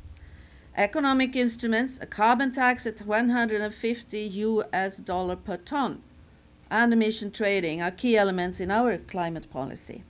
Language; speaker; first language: English; non-native, fluent; Swedish